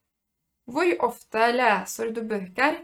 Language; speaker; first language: Norwegian; non-native, fluent; Polish